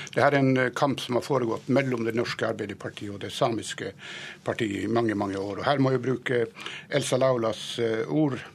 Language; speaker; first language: Norwegian; native; Norwegian